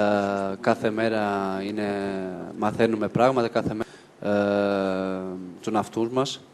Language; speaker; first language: Greek; non-native, fluent; Portuguese